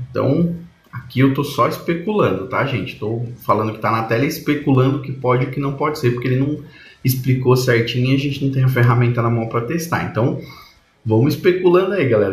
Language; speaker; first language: Portuguese; native; Portuguese